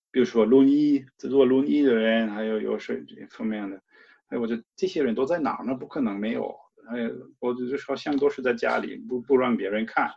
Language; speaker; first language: Chinese; non-native, fluent; German